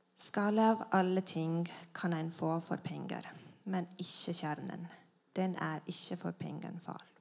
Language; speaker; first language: Norwegian; non-native, fluent; Estonian